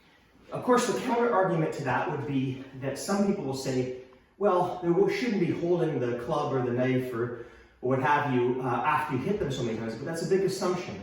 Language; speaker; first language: English; native; English